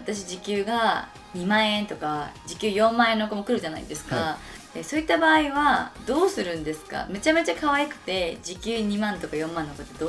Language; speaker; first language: Japanese; native; Japanese